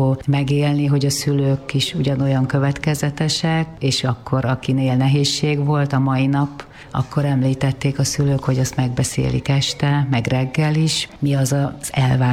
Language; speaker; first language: Hungarian; native; Hungarian